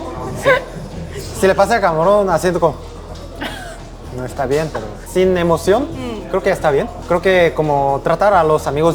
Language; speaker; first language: Spanish; non-native, fluent; Korean